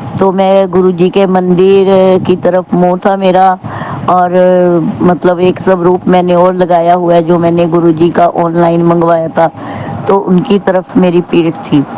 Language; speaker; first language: Hindi; non-native, local second language; Punjabi